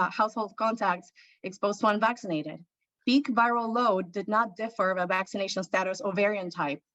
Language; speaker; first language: English; non-native, fluent; Spanish